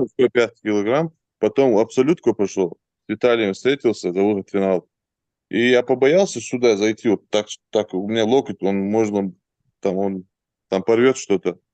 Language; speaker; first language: Russian; native; Russian